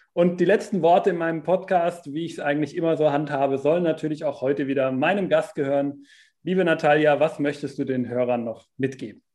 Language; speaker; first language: German; native; German